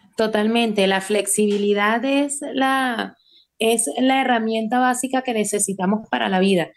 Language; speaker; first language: Spanish; native; Spanish